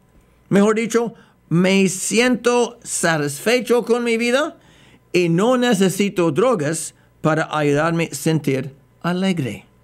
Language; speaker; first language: Spanish; non-native, fluent; English